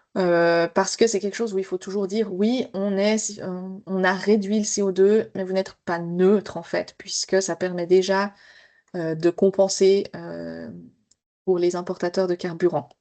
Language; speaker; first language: French; native; French